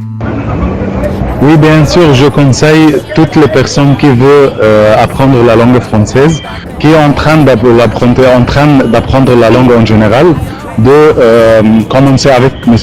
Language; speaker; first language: French; non-native, learner; Arabic